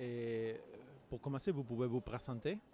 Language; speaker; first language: French; non-native, learner; Spanish